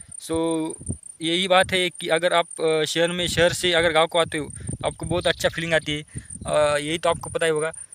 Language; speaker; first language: Hindi; non-native, local second language; Marathi